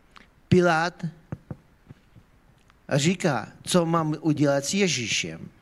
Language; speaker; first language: Czech; non-native, fluent; Ukrainian